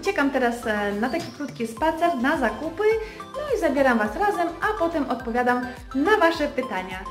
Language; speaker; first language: Polish; early bilingual, heritage; Polish